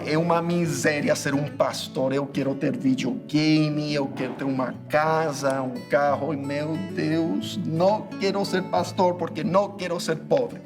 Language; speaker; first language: Portuguese; non-native, fluent; English